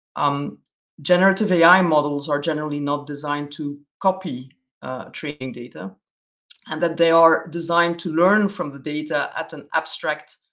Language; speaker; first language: English; non-native, fluent; Dutch